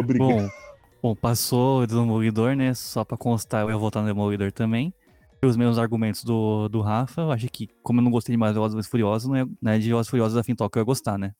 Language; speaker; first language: Portuguese; native; Portuguese